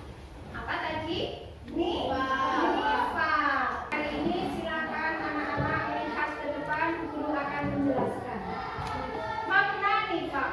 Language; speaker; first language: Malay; non-native, local second language; Javanese